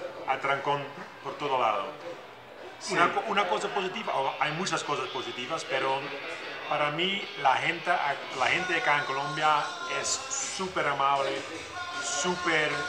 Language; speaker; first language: Spanish; non-native, fluent; Dutch